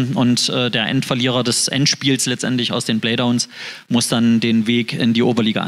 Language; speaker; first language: German; native; German